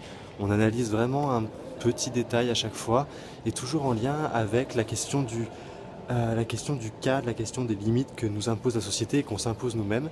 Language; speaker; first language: French; native; French